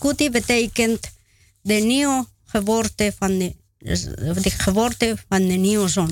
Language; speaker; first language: Dutch; non-native, learner; Spanish